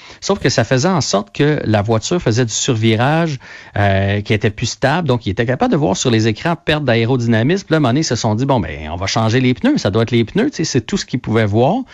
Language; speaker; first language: French; native; French